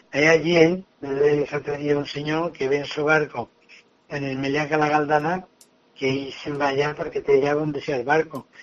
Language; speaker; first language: Catalan; non-native, local second language; Spanish